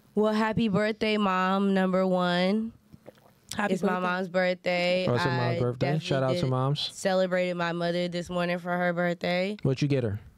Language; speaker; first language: English; native; English